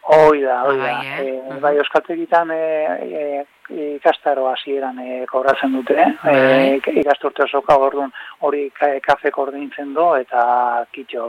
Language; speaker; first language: Basque; native; Basque